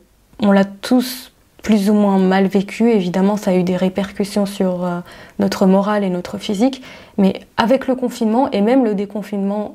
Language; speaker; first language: French; native; French